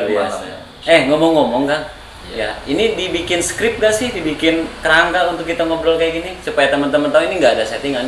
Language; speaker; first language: Indonesian; native; Indonesian